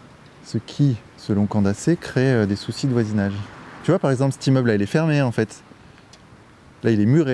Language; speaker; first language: French; native; French